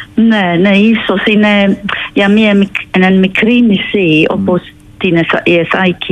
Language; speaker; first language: Greek; non-native, learner; English